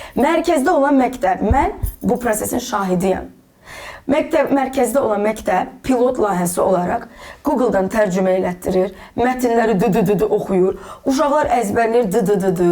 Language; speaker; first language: Azerbaijani; non-native, local second language; Russian